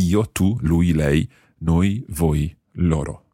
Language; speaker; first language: Italian; non-native, fluent; English